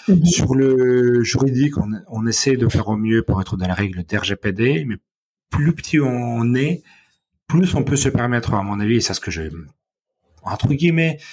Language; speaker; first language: French; non-native, fluent; Ukrainian